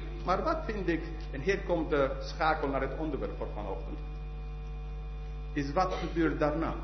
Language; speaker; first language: Dutch; non-native, fluent; English